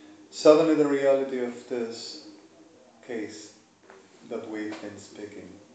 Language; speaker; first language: English; non-native, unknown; Spanish